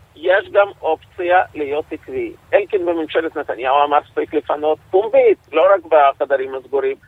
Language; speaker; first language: Hebrew; non-native, fluent; Russian